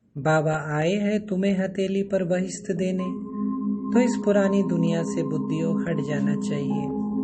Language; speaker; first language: Hindi; native; Hindi